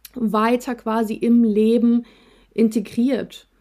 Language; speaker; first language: German; early bilingual, other home language; Russian